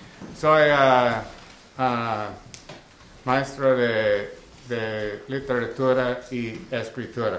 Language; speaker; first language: Spanish; non-native, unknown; English